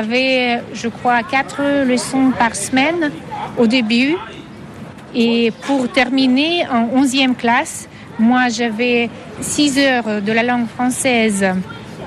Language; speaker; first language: French; non-native, fluent; Russian